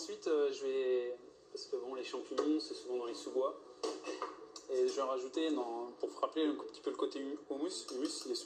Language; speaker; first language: French; native; French